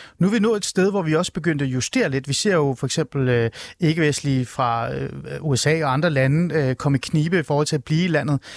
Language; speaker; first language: Danish; early bilingual, other home language; Persian